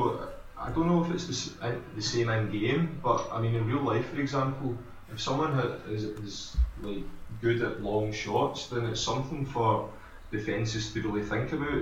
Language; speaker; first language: English; native; English